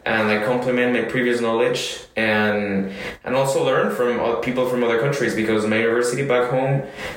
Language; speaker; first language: English; non-native, fluent; Spanish